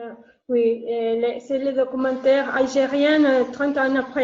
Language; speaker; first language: French; non-native, learner; Spanish